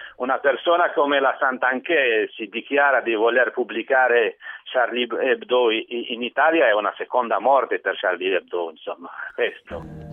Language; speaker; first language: Italian; non-native, fluent; Kabyle